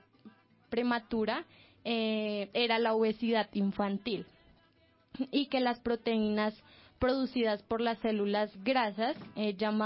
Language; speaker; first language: Spanish; native; Spanish